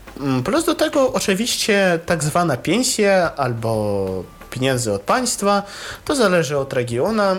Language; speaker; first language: Polish; non-native, fluent; Russian